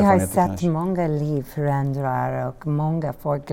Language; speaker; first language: Swedish; non-native, learner; English